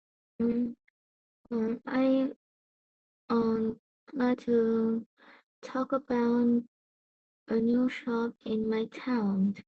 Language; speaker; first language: English; non-native, learner; Vietnamese